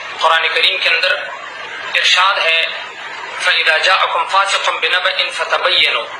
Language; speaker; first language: Urdu; non-native, local second language; Sindhi